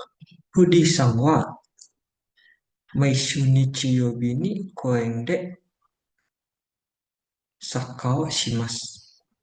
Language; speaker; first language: Japanese; non-native, learner; Indonesian